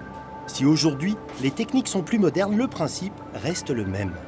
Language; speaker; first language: French; native; French